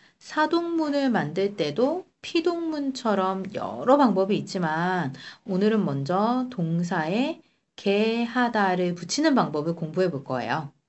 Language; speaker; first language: Korean; native; Korean